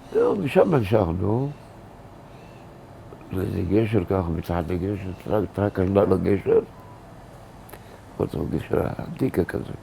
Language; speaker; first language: Hebrew; early bilingual, other home language; Arabic